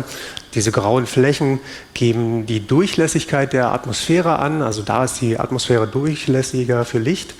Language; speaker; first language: German; native; German